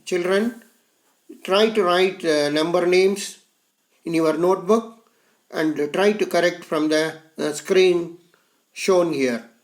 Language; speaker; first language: English; non-native, local second language; Telugu